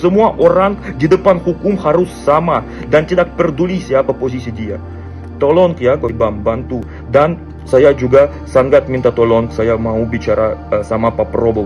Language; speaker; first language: Indonesian; non-native, fluent; Russian